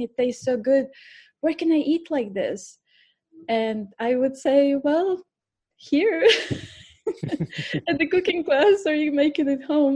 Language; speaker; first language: English; non-native, fluent; Bulgarian